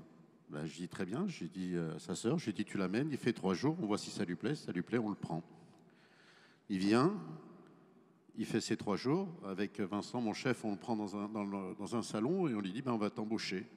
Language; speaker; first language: French; native; French